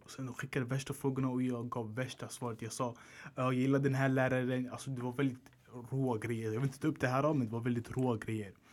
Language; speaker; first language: Swedish; early bilingual, other home language; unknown